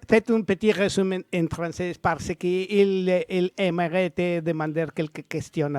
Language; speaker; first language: French; non-native, learner; Spanish